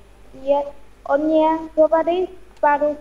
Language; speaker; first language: Russian; non-native, learner; Vietnamese